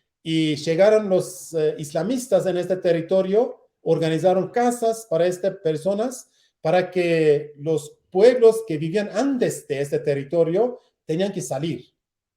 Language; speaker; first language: Spanish; non-native, learner; Kurdish